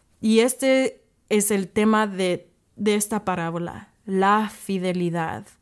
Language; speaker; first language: Spanish; early bilingual, heritage; English